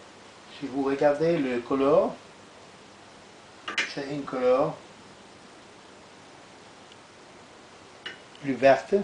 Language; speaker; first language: French; non-native, learner; Italian